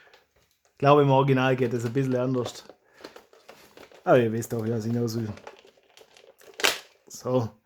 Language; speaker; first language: German; native; German